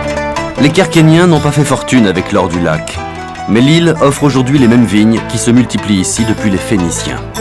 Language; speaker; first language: French; native; French